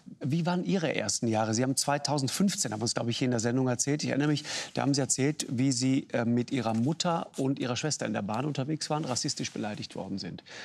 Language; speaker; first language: German; native; German